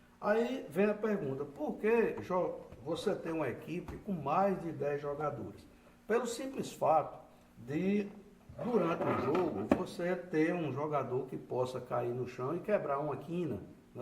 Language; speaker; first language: Portuguese; native; Portuguese